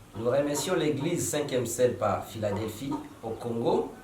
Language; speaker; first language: French; non-native, local second language; Swahili